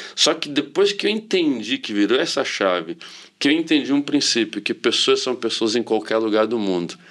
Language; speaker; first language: Portuguese; native; Portuguese